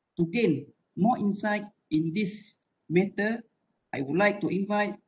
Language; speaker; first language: English; non-native, local second language; Malay